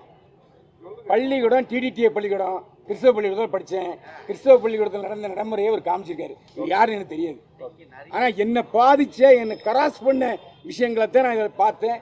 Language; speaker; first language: Tamil; native; Tamil